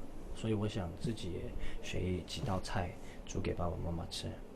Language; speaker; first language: Chinese; non-native, local second language; Cantonese